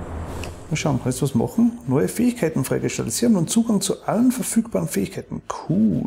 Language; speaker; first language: German; native; German